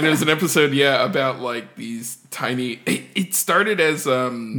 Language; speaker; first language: English; native; English